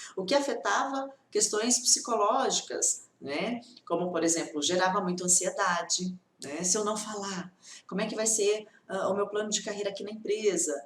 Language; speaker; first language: Portuguese; native; Portuguese